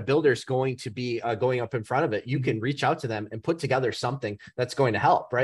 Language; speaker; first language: English; native; English